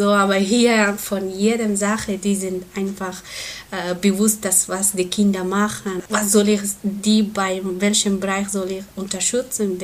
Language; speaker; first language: German; non-native, learner; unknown